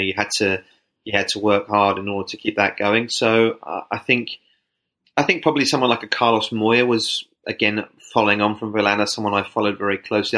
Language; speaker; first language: English; native; English